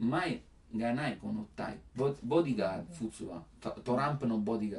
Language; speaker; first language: Japanese; non-native, learner; Italian